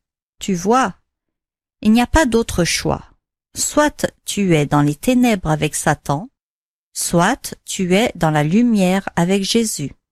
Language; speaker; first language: French; native; French